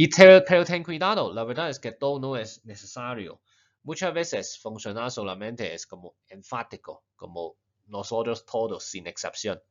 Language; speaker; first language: Spanish; non-native, fluent; Chinese